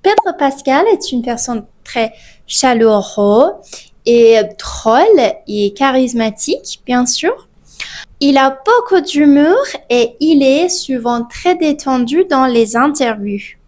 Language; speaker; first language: French; non-native, fluent; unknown